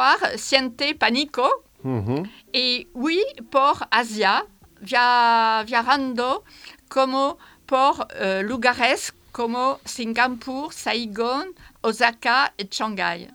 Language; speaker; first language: Spanish; non-native, fluent; French